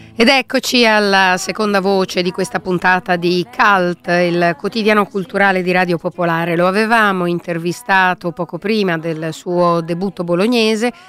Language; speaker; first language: Italian; native; Italian